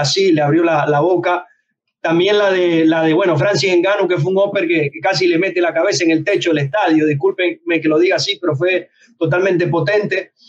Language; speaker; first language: Spanish; native; Spanish